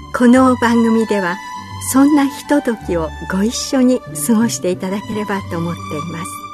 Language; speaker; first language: Japanese; native; Japanese